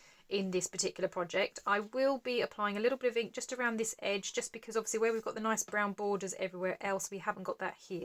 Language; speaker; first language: English; native; English